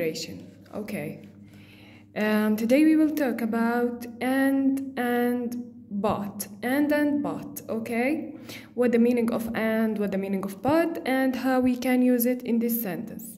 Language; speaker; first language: English; non-native, fluent; Arabic